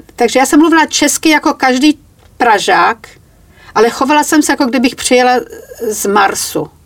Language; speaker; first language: Czech; native; Czech